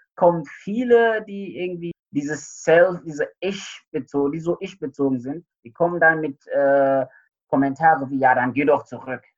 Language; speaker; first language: German; non-native, fluent; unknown